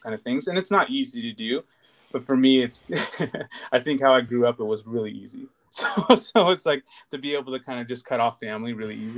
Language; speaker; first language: English; native; English